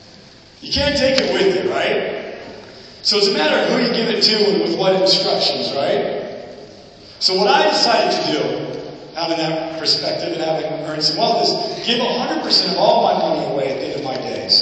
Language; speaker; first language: English; native; English